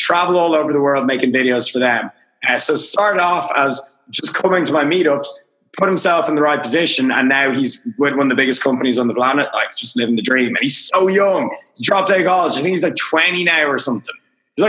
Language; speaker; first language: English; native; English